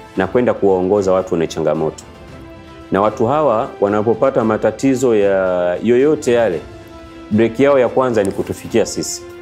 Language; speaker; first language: Swahili; native; Swahili